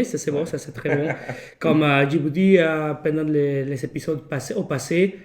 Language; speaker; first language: French; non-native, fluent; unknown